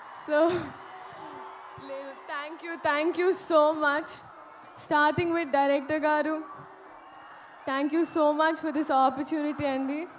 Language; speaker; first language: Telugu; non-native, fluent; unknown